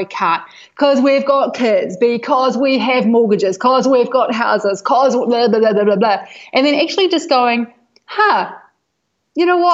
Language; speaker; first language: English; native; English